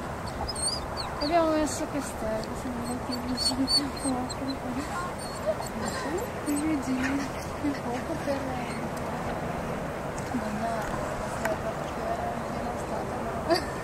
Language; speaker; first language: Italian; non-native, local second language; Slovenian